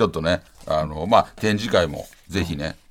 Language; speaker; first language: Japanese; native; Japanese